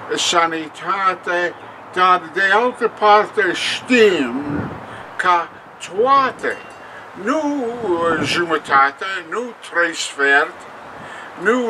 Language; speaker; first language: Romanian; non-native, learner; English